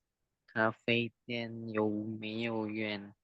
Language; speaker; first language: Chinese; non-native, learner; Indonesian